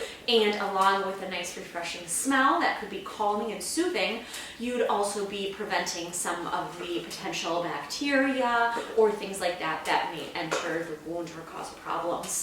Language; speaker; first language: English; native; English